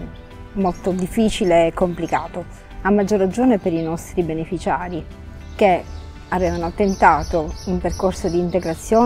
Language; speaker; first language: Italian; native; Italian